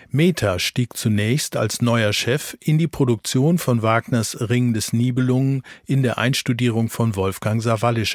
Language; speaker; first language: German; native; German